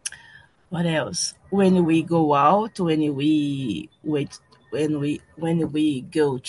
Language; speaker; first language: English; non-native, learner; Portuguese